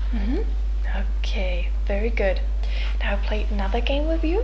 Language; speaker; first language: English; non-native, fluent; German